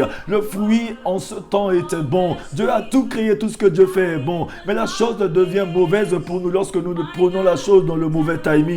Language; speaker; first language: French; non-native, local second language; Lingala